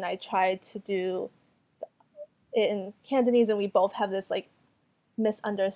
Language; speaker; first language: English; early bilingual, other home language; Cantonese